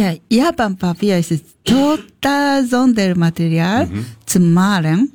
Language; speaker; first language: German; non-native, learner; Japanese